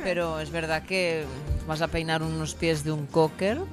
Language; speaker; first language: Spanish; native; Spanish